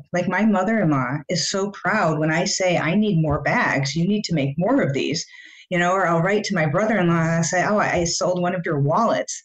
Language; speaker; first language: English; native; English